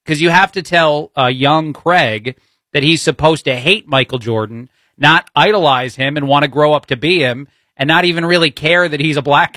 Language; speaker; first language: English; native; English